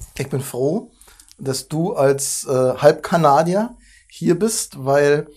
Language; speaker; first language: German; native; German